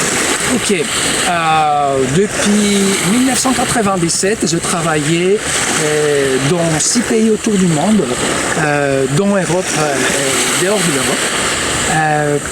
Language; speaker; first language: French; non-native, fluent; Greek